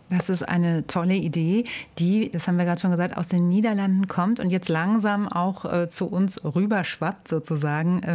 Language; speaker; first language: German; native; German